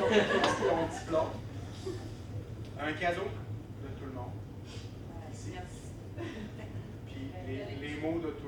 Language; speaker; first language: French; native; French